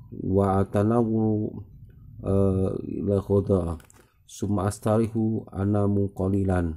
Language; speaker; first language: Arabic; non-native, learner; Indonesian